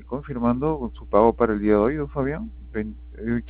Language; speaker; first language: Spanish; native; Spanish